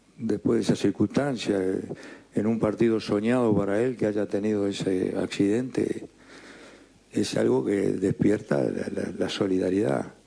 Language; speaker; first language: Spanish; native; Spanish